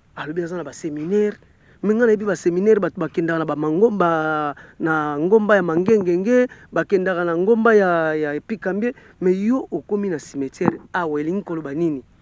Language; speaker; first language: Lingala; non-native, local second language; Kongo